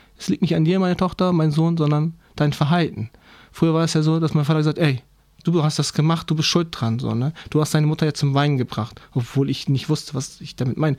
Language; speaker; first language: German; non-native, fluent; Turkish